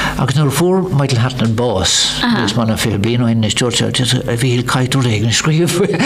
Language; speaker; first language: Irish; non-native, local second language; English